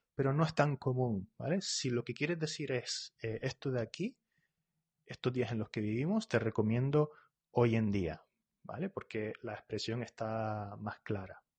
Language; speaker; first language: Spanish; native; Spanish